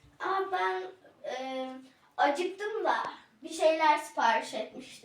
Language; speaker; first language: Turkish; native; Turkish